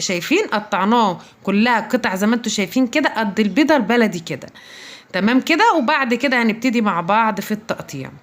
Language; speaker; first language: Arabic; native; Arabic